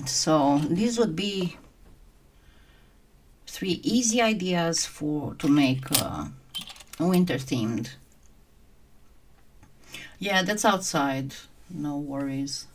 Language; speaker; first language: English; non-native, fluent; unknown